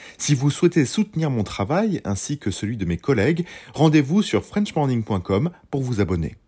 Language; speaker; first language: French; native; French